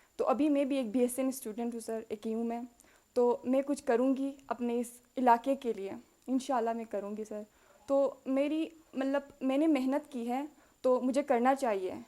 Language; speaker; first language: Urdu; non-native, local second language; Khowar